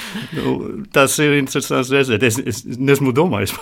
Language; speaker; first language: Latvian; non-native, learner; English